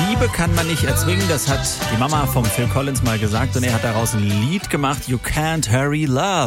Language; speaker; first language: German; native; German